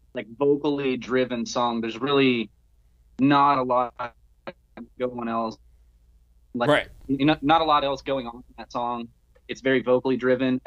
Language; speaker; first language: English; native; English